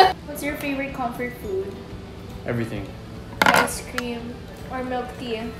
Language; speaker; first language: English; non-native, local second language; Filipino